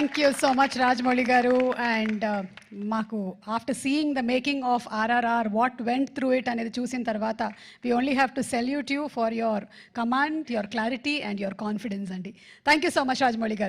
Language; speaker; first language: Telugu; native; Telugu